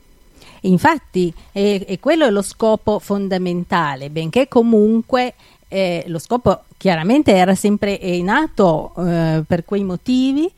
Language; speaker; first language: Italian; native; Italian